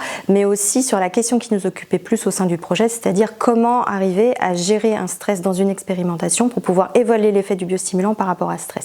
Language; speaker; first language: French; native; French